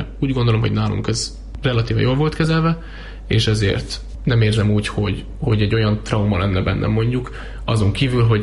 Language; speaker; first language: Hungarian; native; Hungarian